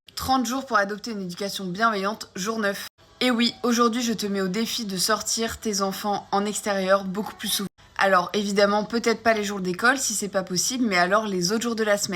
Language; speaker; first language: French; native; French